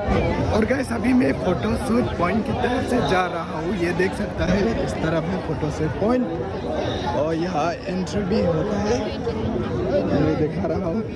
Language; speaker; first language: Hindi; non-native, local second language; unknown